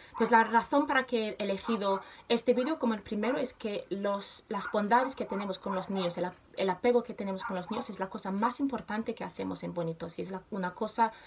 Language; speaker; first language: Spanish; non-native, fluent; English